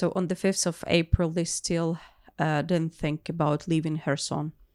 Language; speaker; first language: English; non-native, fluent; Ukrainian